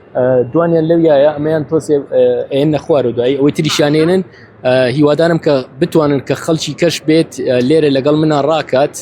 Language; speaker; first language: Central Kurdish; native; Central Kurdish